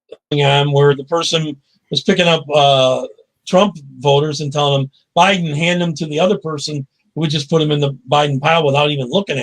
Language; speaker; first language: English; native; English